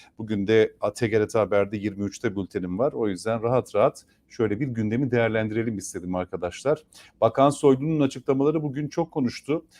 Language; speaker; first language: Turkish; native; Turkish